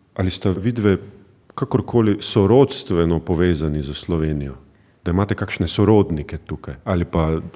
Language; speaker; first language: Slovenian; native; Slovenian